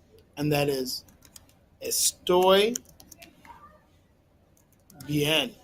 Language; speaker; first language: Spanish; non-native, fluent; English